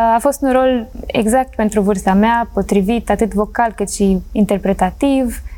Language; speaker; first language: Romanian; early bilingual, heritage; Romanian